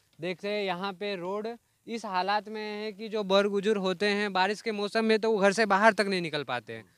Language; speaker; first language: Hindi; native; Hindi